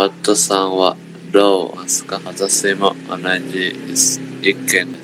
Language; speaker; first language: Japanese; non-native, learner; Indonesian